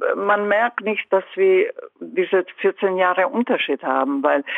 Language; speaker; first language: German; non-native, fluent; Croatian